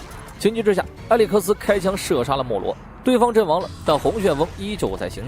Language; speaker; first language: Chinese; native; Chinese